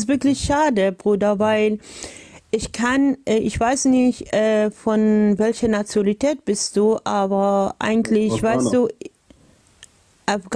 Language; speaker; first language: German; non-native, learner; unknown